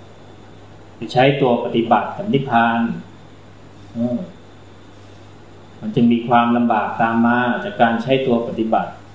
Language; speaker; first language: Thai; native; Thai